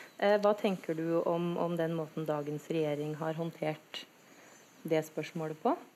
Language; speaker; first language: Norwegian; native; Norwegian